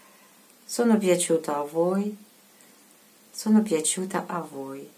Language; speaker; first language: Italian; non-native, fluent; Russian